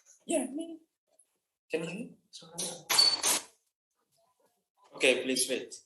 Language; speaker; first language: English; non-native, fluent; Indonesian